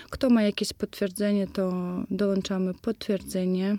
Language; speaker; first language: Polish; non-native, fluent; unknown